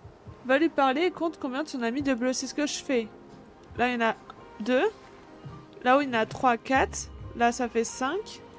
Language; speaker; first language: French; native; French